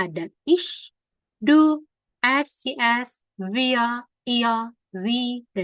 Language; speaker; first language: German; non-native, fluent; Indonesian